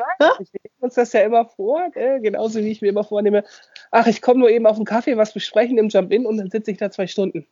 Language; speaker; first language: German; native; German